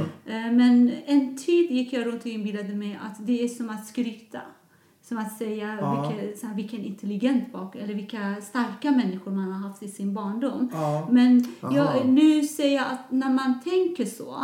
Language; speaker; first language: Swedish; non-native, fluent; Persian